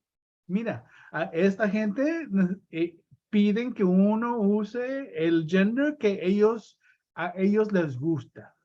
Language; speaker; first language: Spanish; early bilingual, heritage; Spanish